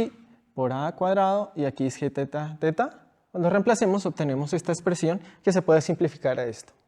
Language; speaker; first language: Spanish; native; Spanish